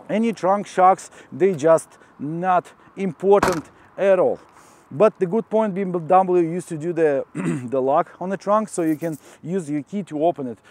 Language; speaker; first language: English; non-native, fluent; Russian